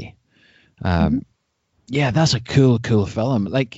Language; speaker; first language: English; native; English